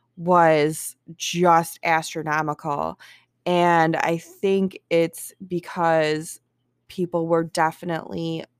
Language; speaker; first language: English; native; English